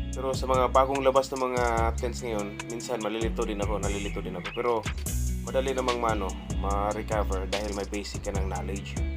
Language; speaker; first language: Filipino; non-native, local second language; Cebuano